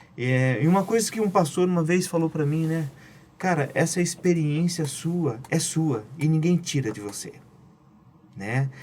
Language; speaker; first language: Portuguese; native; Portuguese